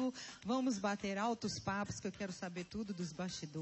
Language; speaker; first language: Portuguese; native; Portuguese